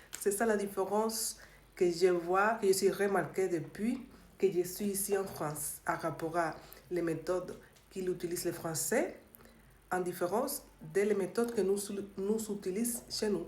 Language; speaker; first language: French; non-native, learner; Spanish